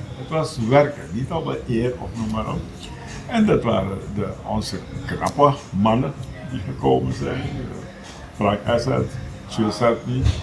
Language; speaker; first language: Dutch; native; Dutch